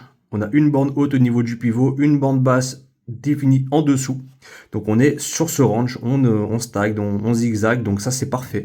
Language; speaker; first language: French; native; French